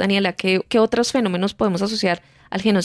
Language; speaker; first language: Spanish; native; Spanish